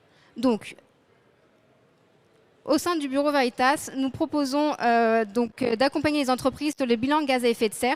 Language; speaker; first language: French; native; French